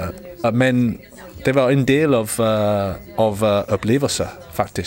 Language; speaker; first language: Swedish; non-native, learner; English